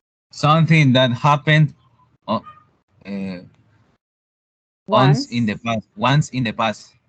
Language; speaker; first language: English; non-native, learner; Spanish